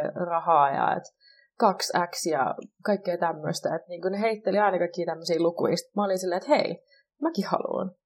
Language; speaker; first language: Finnish; native; Finnish